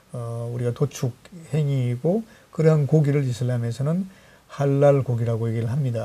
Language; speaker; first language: Korean; native; Korean